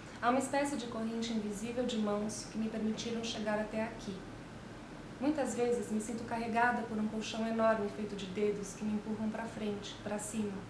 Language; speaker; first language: Portuguese; early bilingual, other home language; Spanish